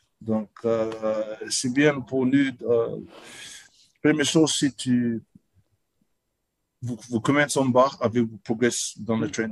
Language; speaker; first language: French; non-native, learner; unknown